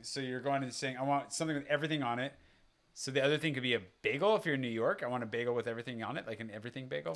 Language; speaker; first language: English; native; English